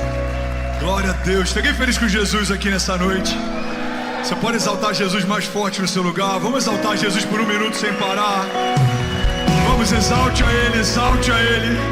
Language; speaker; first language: Portuguese; native; Portuguese